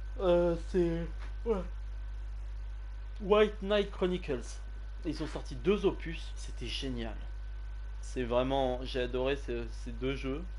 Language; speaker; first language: French; native; French